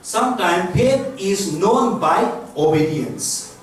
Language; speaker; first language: English; non-native, local second language; Nepali